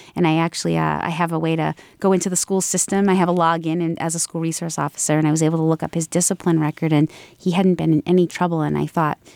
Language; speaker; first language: English; native; English